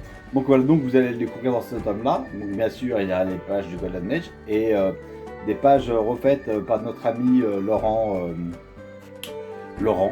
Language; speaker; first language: French; native; French